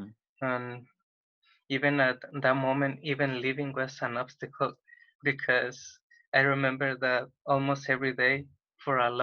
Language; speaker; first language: English; non-native, fluent; Spanish